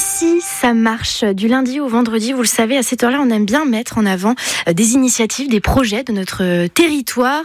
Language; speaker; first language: French; native; French